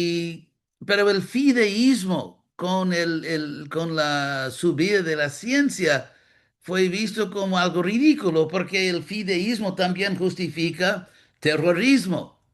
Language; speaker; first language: Spanish; non-native, fluent; English